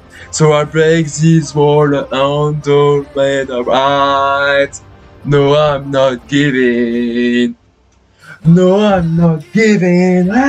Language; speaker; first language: English; non-native, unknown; French